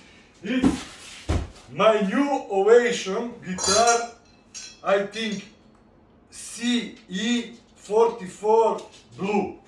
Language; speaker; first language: English; non-native, learner; Italian